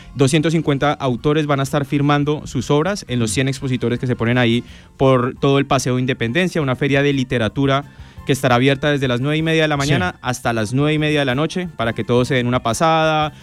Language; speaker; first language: Spanish; native; Spanish